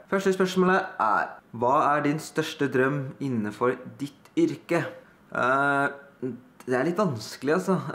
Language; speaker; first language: Norwegian; early bilingual, other home language; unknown